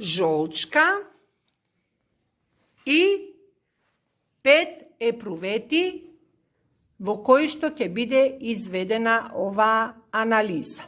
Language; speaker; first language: Macedonian; native; Macedonian